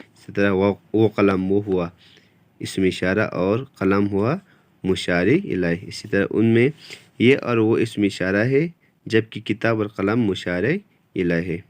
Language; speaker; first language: Urdu; non-native, local second language; Kashmiri